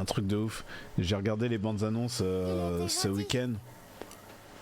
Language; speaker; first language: French; native; French